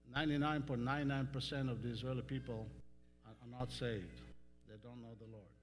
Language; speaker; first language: English; non-native, fluent; Hebrew